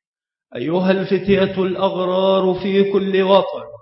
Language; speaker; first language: Arabic; native; Arabic